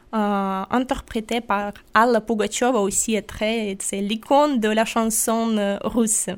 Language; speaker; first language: French; non-native, fluent; Russian